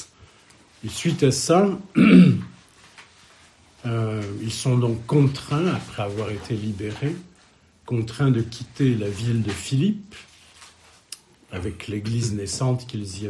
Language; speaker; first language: French; native; French